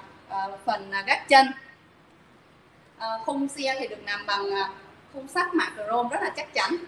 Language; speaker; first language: Vietnamese; native; Vietnamese